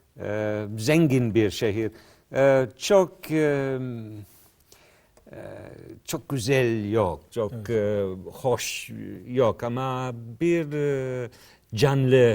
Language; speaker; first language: Turkish; non-native, learner; English